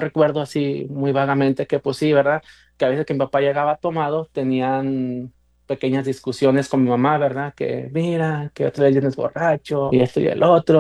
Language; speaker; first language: Spanish; native; Spanish